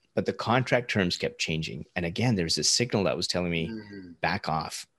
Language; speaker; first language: English; early bilingual, other home language; Hindi